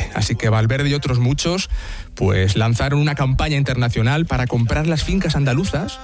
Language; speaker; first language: Spanish; native; Spanish